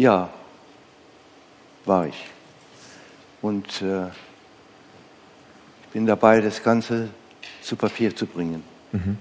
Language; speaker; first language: German; non-native, fluent; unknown